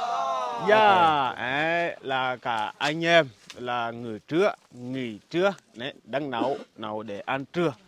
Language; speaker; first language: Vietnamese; non-native, fluent; Portuguese